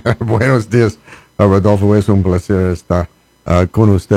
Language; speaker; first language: Spanish; non-native, learner; English